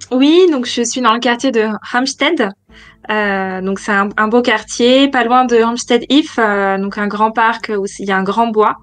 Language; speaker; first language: French; native; French